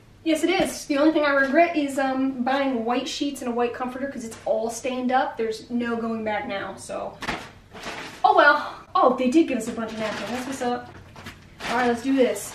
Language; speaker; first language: English; native; English